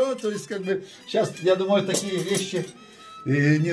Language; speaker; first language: Russian; non-native, local second language; Gagauz